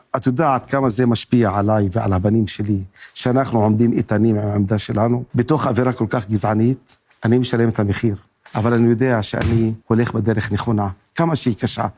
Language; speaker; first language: Hebrew; non-native, local second language; Arabic